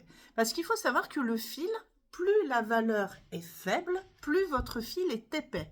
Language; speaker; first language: French; native; French